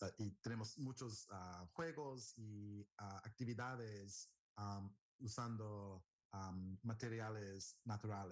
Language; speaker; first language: Spanish; non-native, learner; English